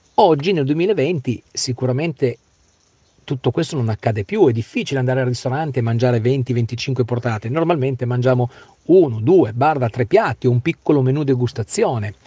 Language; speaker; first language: Italian; native; Italian